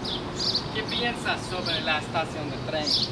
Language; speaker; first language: Spanish; non-native, learner; English